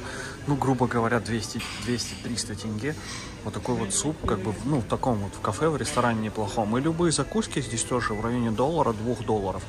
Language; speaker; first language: Russian; native; Russian